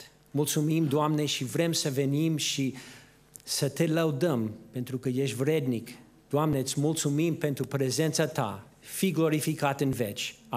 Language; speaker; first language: Romanian; non-native, fluent; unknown